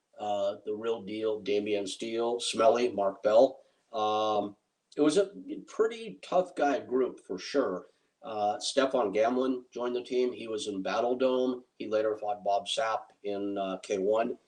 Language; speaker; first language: English; native; English